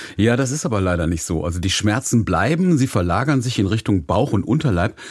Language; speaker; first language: German; native; German